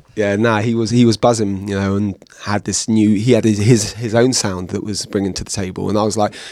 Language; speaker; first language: English; native; English